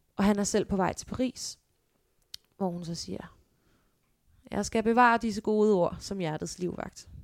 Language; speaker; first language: Danish; native; Danish